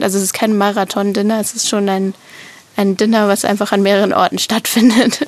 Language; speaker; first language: German; native; German